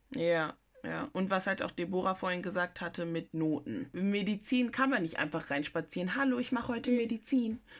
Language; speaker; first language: German; early bilingual, other home language; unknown